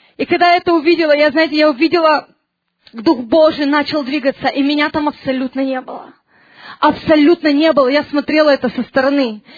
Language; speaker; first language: Russian; early bilingual, heritage; Russian